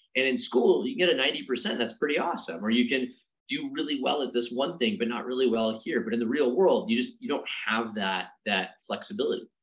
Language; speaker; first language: English; native; English